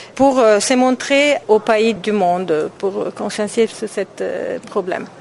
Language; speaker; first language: French; non-native, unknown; Italian